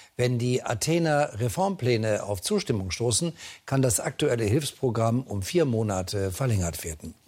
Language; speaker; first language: German; native; German